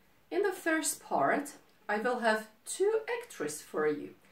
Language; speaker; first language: English; non-native, fluent; Czech